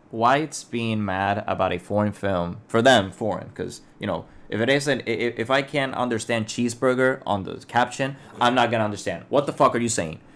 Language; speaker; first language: English; non-native, local second language; Spanish